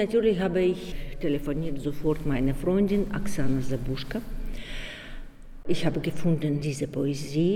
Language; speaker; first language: German; non-native, learner; Ukrainian